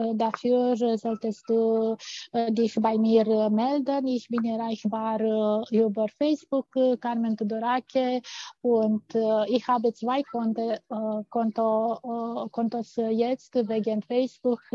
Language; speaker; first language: German; non-native, fluent; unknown